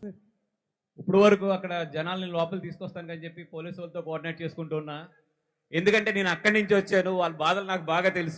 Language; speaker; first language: Telugu; native; Telugu